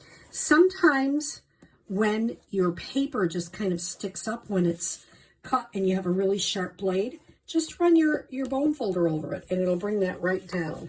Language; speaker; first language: English; native; English